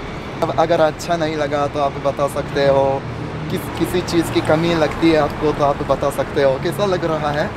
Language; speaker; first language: Hindi; non-native, fluent; Japanese